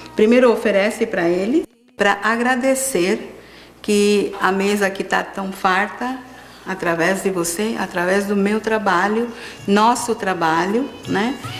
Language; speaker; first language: Portuguese; non-native, fluent; Marathi